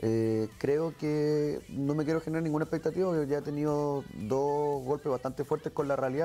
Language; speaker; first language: Spanish; native; Spanish